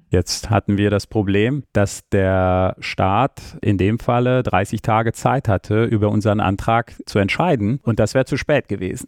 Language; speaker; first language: German; early bilingual, other home language; Armenian